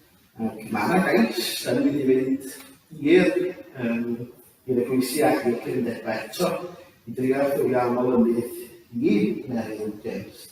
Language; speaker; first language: Welsh; native; Welsh